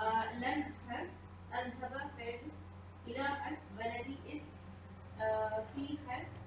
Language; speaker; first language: Arabic; non-native, learner; Urdu